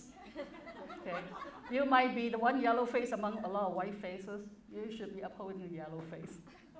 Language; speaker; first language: English; non-native, local second language; Cantonese